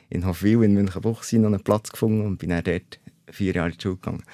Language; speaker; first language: German; native; German